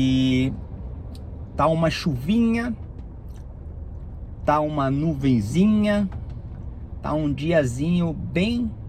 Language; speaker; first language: Portuguese; native; Portuguese